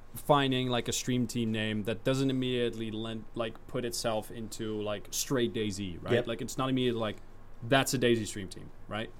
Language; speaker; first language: English; non-native, fluent; Dutch